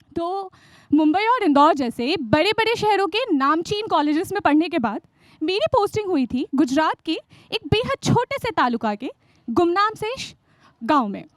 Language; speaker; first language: Hindi; native; Hindi